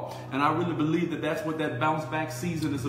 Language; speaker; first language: English; native; English